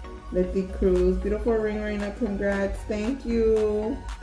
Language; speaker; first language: English; early bilingual, other home language; Spanish